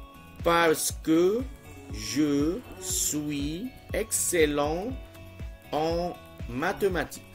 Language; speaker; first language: French; non-native, fluent; Arabic